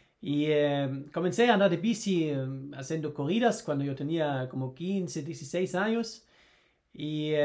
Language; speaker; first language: Spanish; non-native, learner; German